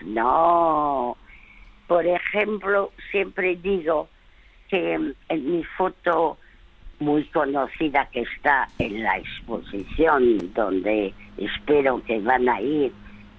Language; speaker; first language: Spanish; early bilingual, other home language; French